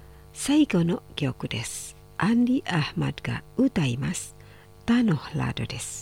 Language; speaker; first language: Japanese; non-native, fluent; Indonesian